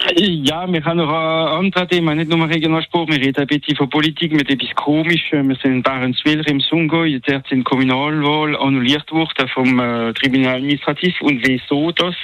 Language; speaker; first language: German; non-native, local second language; French